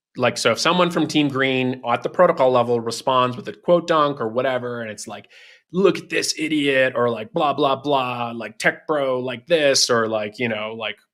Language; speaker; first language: English; native; English